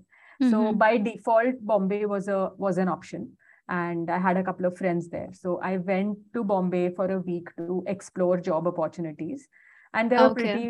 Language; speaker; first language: English; non-native, local second language; Hindi